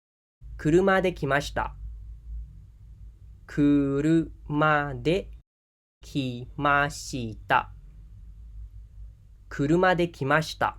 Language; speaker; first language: Japanese; non-native, fluent; Khmer